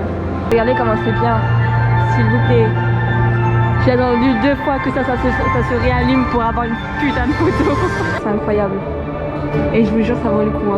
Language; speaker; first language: French; native; French